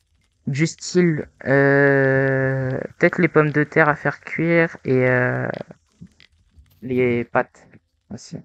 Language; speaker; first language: French; native; French